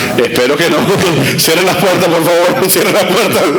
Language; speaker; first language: Spanish; native; Spanish